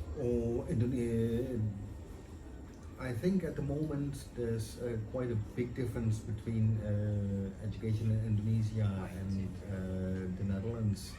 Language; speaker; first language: English; non-native, fluent; Dutch